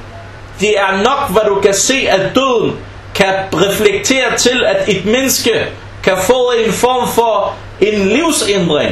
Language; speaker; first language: Danish; non-native, fluent; Arabic